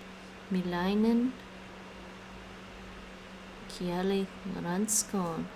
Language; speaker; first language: Finnish; non-native, learner; English